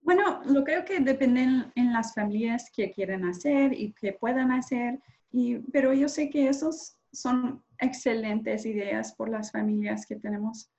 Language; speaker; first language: Spanish; non-native, learner; English